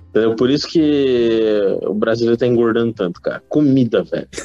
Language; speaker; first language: Portuguese; native; Portuguese